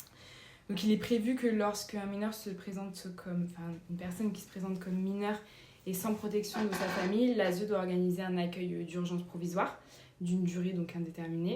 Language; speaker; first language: French; native; French